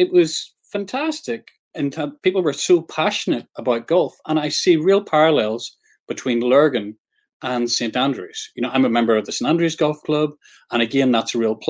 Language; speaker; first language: English; native; English